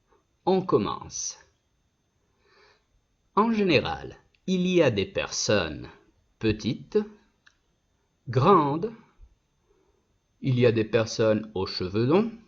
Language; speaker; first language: French; non-native, fluent; Spanish